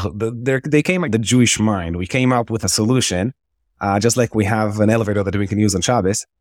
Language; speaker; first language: English; non-native, fluent; Hebrew